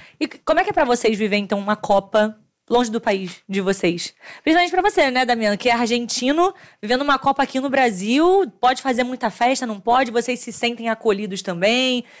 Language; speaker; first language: Portuguese; native; Portuguese